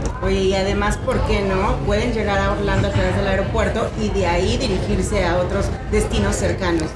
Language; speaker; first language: Spanish; native; Spanish